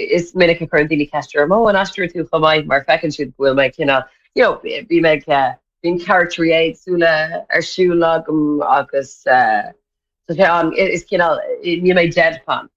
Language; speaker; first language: Irish; native; Irish